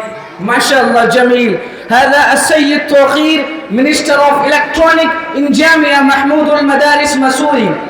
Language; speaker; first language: Arabic; non-native, learner; Urdu